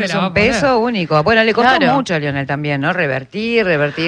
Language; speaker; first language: Spanish; native; Spanish